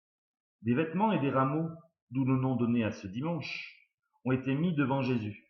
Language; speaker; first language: French; native; French